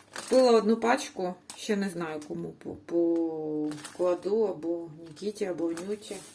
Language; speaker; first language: Ukrainian; native; Ukrainian